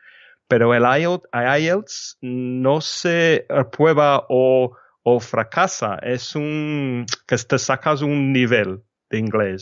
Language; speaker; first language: Spanish; non-native, fluent; English